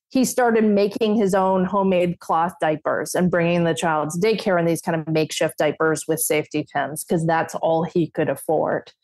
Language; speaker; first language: English; native; English